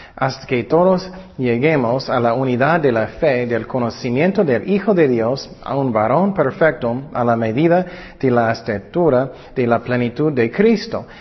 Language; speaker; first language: Spanish; non-native, fluent; English